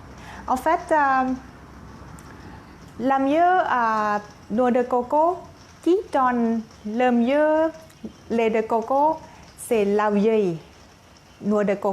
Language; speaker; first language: French; non-native, learner; Thai